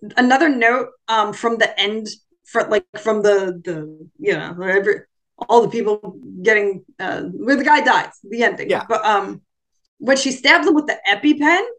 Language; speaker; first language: English; early bilingual, other home language; Italian